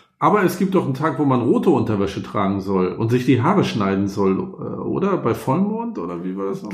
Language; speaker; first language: German; native; German